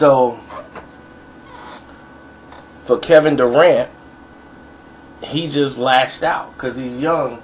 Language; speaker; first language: English; native; English